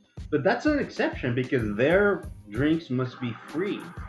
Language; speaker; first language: English; non-native, fluent; Spanish